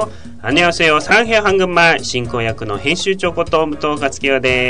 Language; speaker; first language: Korean; non-native, fluent; Japanese